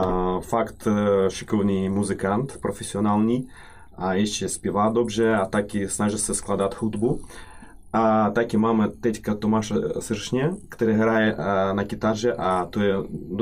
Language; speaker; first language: Czech; non-native, fluent; Russian